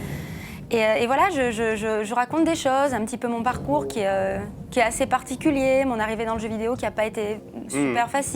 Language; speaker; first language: French; native; French